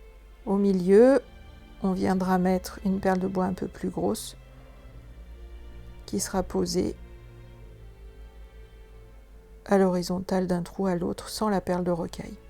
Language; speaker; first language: French; native; French